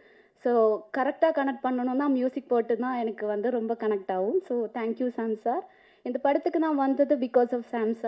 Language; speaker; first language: Tamil; non-native, fluent; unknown